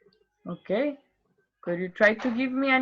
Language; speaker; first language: English; non-native, learner; Spanish